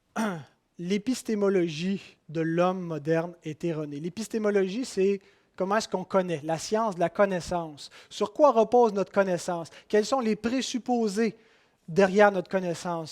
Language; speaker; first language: French; native; French